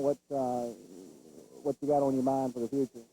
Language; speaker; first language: English; native; English